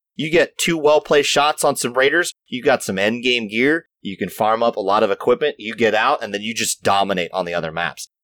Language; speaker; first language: English; native; English